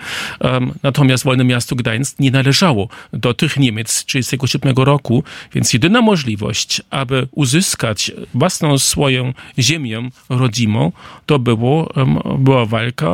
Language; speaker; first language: Polish; non-native, fluent; German